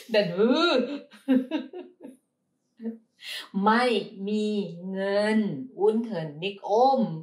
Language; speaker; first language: German; non-native, learner; Thai